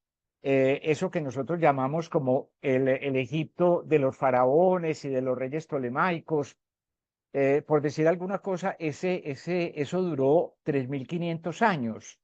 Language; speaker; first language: Spanish; native; Spanish